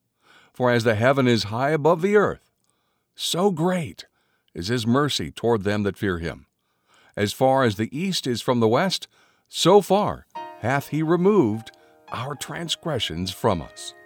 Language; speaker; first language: English; native; English